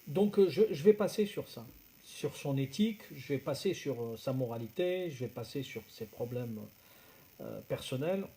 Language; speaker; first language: French; non-native, local second language; Arabic